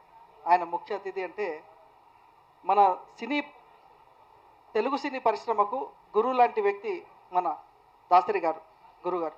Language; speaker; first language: Telugu; native; Telugu